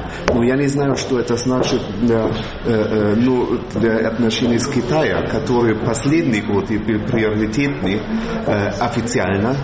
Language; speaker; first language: Russian; non-native, fluent; German